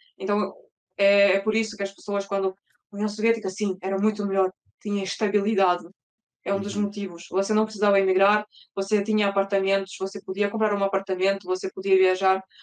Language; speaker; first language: Portuguese; early bilingual, other home language; Russian